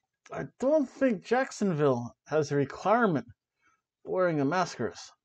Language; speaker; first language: English; native; English